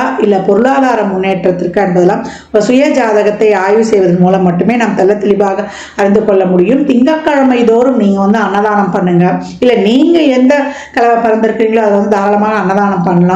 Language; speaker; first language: Tamil; native; Tamil